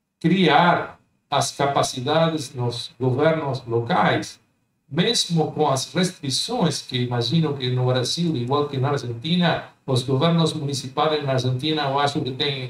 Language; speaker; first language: Portuguese; non-native, fluent; Spanish